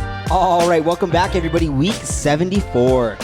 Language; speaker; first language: English; native; English